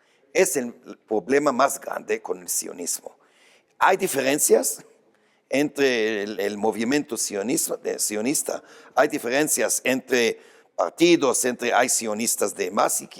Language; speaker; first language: Spanish; non-native, fluent; Hebrew